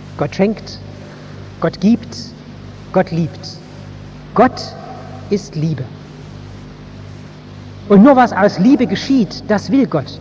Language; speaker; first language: German; native; German